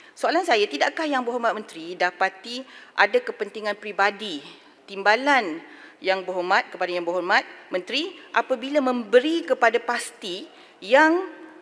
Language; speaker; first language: Malay; native; Malay